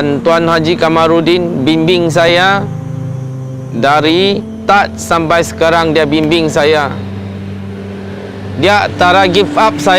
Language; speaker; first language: Indonesian; non-native, local second language; Chinese